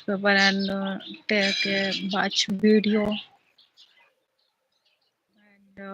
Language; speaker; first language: English; non-native, learner; Hindi